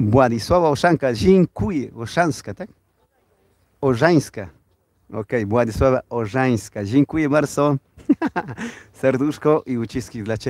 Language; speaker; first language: Polish; non-native, learner; Spanish